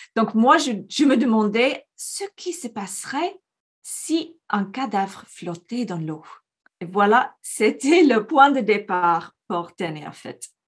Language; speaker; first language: French; non-native, fluent; English